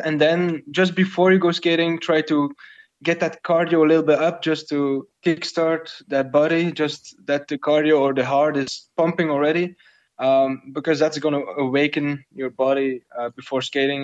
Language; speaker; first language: English; non-native, fluent; Dutch